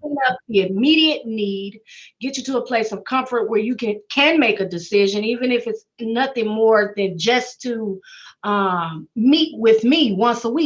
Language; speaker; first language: English; native; English